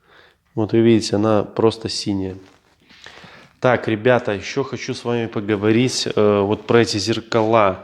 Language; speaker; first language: Russian; native; Russian